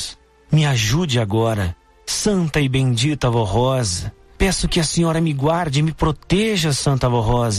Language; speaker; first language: Portuguese; native; Portuguese